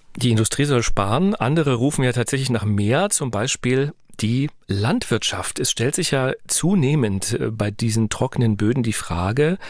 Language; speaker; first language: German; native; German